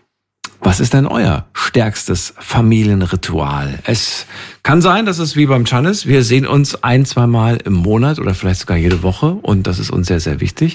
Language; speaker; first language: German; native; German